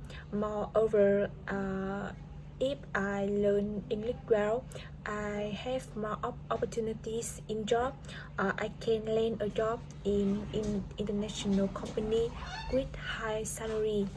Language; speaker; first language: English; non-native, learner; Vietnamese